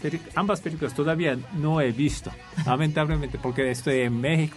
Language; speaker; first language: Spanish; non-native, fluent; Japanese